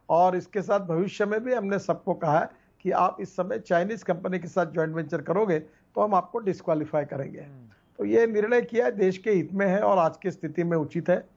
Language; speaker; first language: Hindi; non-native, local second language; Marathi